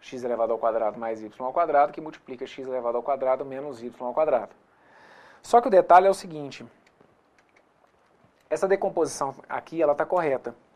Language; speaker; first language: Portuguese; native; Portuguese